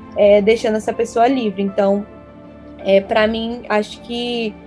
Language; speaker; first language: Portuguese; native; Portuguese